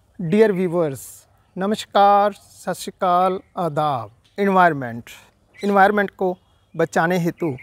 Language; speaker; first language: Hindi; non-native, local second language; Punjabi